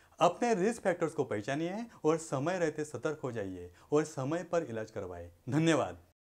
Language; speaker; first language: Hindi; non-native, local second language; Marathi